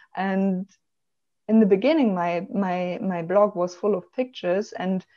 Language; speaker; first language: English; non-native, fluent; German